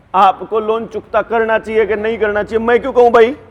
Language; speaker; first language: Hindi; non-native, local second language; Punjabi